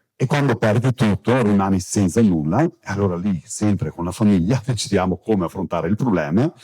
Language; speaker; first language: Italian; non-native, fluent; Turkish